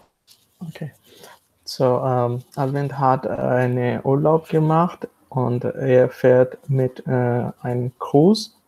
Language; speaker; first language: German; non-native, learner; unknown